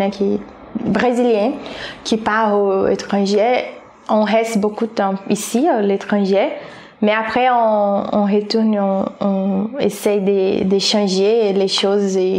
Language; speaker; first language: French; non-native, fluent; Portuguese